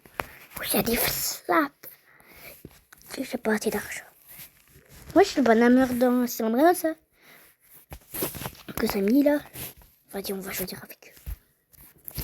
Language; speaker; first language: French; native; French